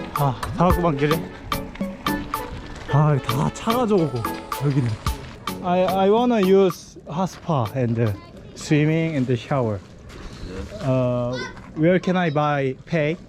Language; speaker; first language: English; non-native, learner; Korean